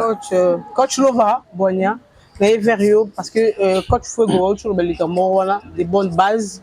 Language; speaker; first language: French; non-native, local second language; Lingala